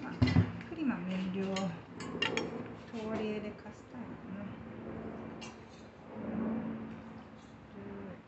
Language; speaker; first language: Italian; non-native, learner; Japanese